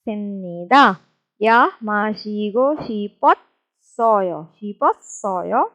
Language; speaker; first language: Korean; non-native, fluent; Urdu